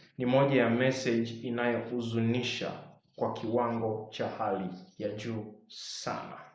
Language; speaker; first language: Swahili; native; Swahili